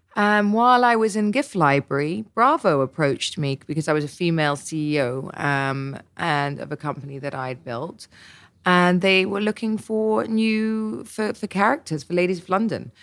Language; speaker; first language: English; native; English